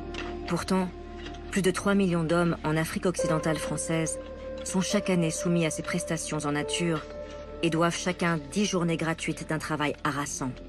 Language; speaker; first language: French; native; French